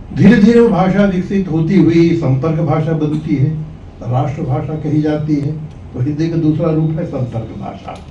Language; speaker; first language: Hindi; native; Hindi